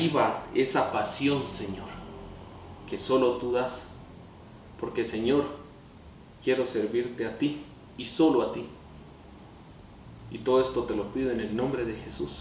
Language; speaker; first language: Spanish; native; Spanish